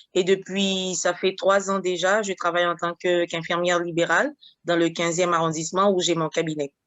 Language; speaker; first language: French; non-native, local second language; Haitian Creole